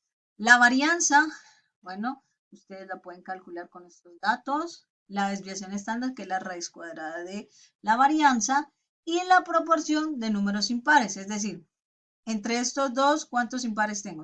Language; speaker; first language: Spanish; native; Spanish